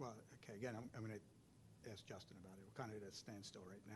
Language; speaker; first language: English; native; English